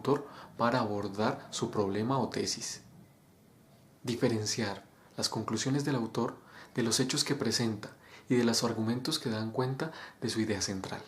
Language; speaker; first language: Spanish; native; Spanish